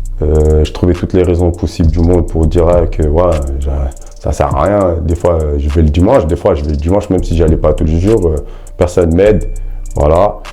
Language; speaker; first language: French; early bilingual, other home language; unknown